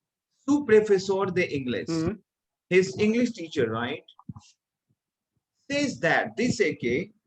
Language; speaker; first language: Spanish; non-native, fluent; Hindi